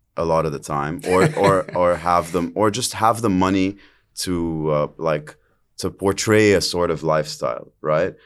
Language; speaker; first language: English; early bilingual, other home language; Arabic